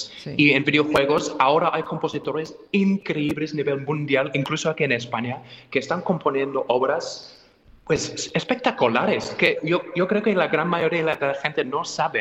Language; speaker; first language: Spanish; non-native, fluent; English